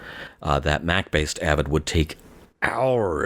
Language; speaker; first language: English; native; English